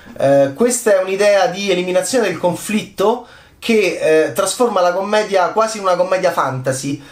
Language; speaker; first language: Italian; native; Italian